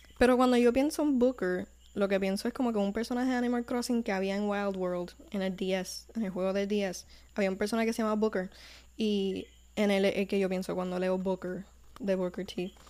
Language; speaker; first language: Spanish; early bilingual, heritage; Spanish